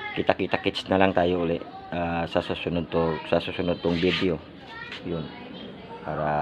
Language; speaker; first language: Filipino; non-native, fluent; Hiligaynon